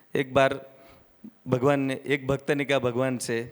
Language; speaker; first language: Hindi; non-native, local second language; Marathi